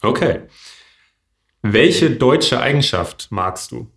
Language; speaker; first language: German; native; German